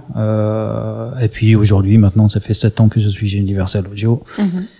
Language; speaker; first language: French; early bilingual, other home language; English